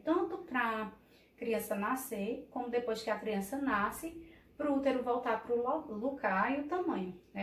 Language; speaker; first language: Portuguese; native; Portuguese